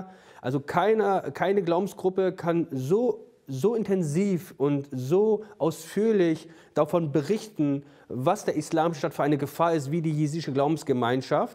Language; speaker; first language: German; early bilingual, other home language; Kurdish